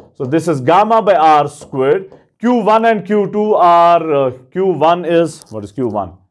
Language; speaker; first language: English; non-native, local second language; Kashmiri